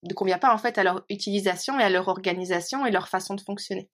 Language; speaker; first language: French; native; French